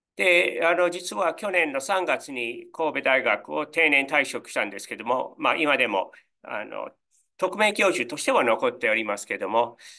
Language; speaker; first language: Japanese; non-native, fluent; English